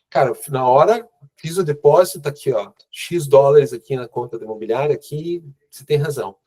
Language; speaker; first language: Portuguese; native; Portuguese